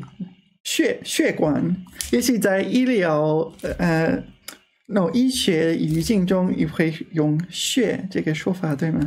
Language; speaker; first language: Chinese; non-native, learner; English